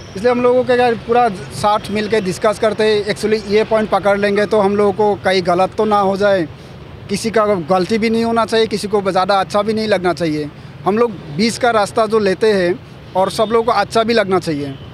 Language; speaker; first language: Hindi; non-native, local second language; Assamese